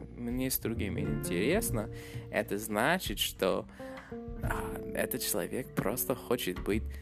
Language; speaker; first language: Russian; non-native, fluent; English